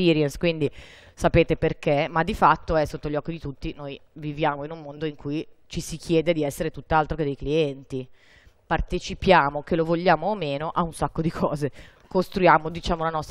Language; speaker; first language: Italian; native; Italian